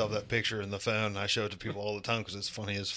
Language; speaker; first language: English; native; English